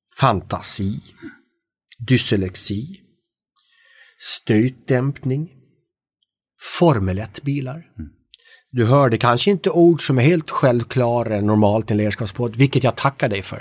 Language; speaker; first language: Swedish; native; Swedish